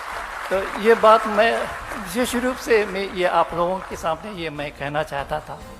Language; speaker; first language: Hindi; non-native, fluent; Japanese